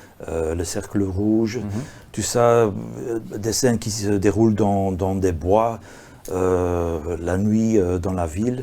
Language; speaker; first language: French; non-native, local second language; Dutch